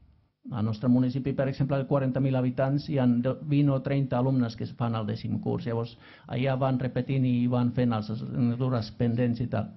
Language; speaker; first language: Catalan; non-native, fluent; Finnish